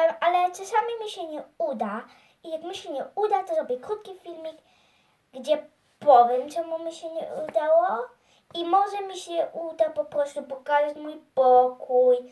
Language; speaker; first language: Polish; early bilingual, heritage; Polish